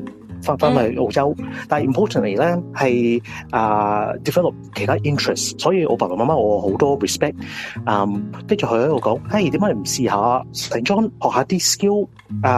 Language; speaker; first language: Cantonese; early bilingual, heritage; Cantonese